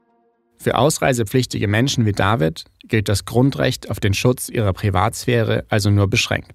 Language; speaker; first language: German; native; German